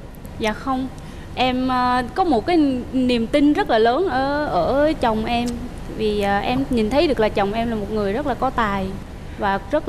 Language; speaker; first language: Vietnamese; native; Vietnamese